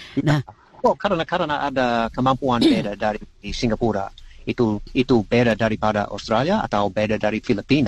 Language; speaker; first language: Indonesian; non-native, learner; English